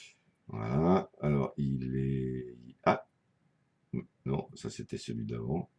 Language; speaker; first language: French; native; French